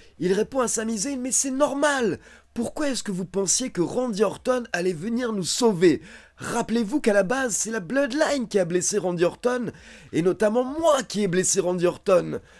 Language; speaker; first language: French; native; French